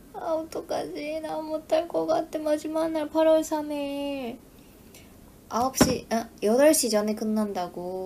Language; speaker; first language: Korean; non-native, fluent; Japanese